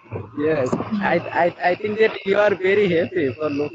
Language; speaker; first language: English; non-native, learner; Bangla